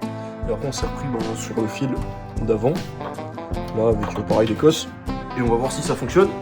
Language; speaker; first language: French; native; French